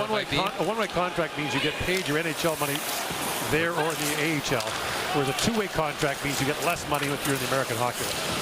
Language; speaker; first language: English; native; English